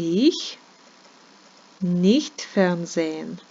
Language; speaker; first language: German; non-native, fluent; Ukrainian